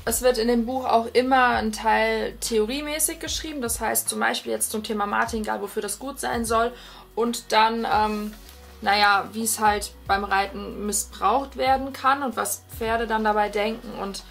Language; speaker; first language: German; native; German